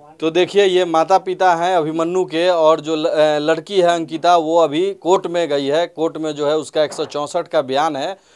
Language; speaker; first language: Hindi; native; Hindi